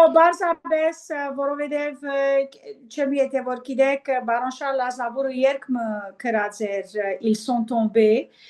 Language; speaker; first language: Armenian; early bilingual, heritage; Armenian